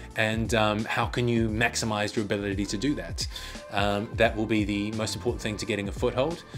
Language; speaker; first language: English; native; English